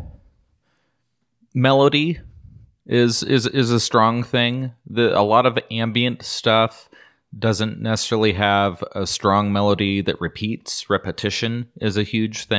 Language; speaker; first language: English; native; English